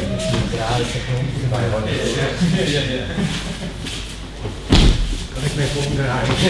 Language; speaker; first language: Dutch; native; Dutch